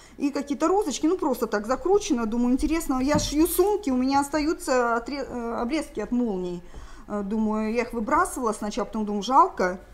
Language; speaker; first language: Russian; native; Russian